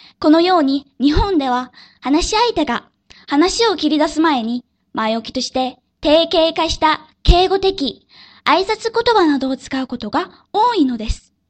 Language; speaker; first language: Japanese; non-native, fluent; Korean